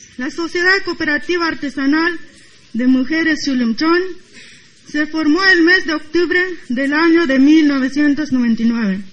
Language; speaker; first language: Spanish; non-native, local second language; Tzotzil